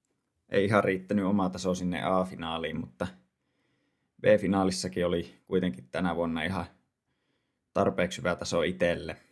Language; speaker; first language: Finnish; native; Finnish